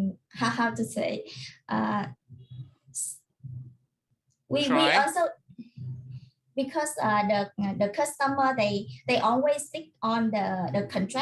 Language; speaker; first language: English; non-native, learner; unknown